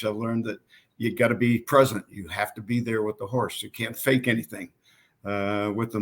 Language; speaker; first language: English; native; English